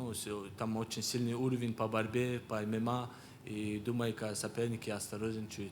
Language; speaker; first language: Russian; non-native, local second language; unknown